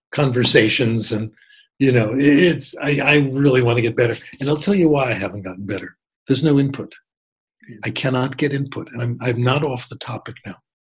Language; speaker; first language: English; native; English